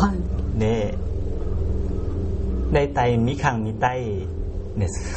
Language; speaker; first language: Japanese; non-native, learner; Thai